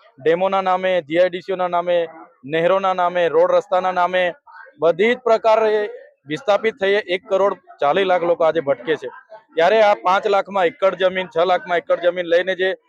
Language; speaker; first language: Gujarati; non-native, local second language; Bhili